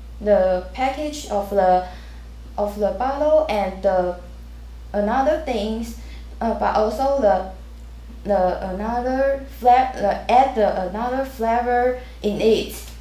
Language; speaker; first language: English; non-native, learner; Chinese